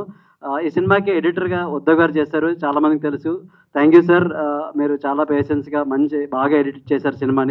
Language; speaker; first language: Telugu; native; Telugu